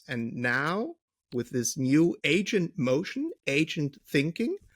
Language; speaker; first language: English; non-native, fluent; German